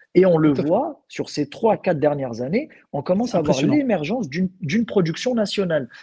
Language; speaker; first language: French; non-native, local second language; Arabic